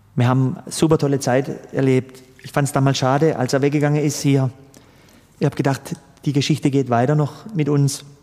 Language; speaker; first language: German; early bilingual, other home language; Croatian